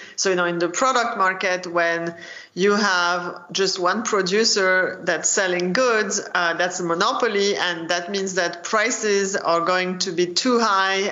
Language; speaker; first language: English; non-native, fluent; French